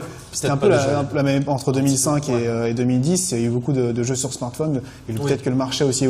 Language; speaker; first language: French; native; French